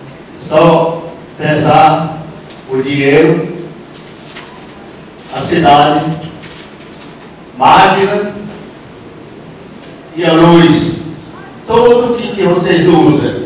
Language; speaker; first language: Portuguese; non-native, local second language; Yanomámi